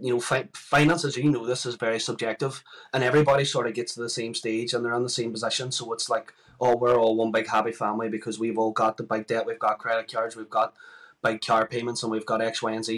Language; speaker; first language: English; native; English